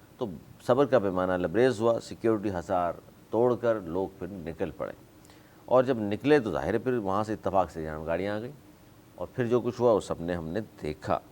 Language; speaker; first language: Urdu; native; Urdu